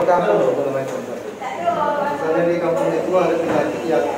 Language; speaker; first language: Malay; non-native, local second language; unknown